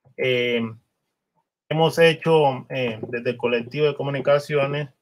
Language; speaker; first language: Spanish; non-native, local second language; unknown